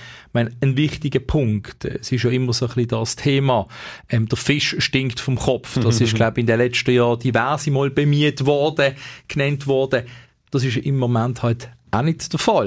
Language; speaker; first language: German; native; German